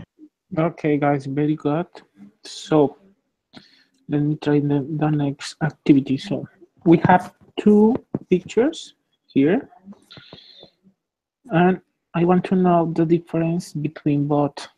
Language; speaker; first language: English; non-native, fluent; Spanish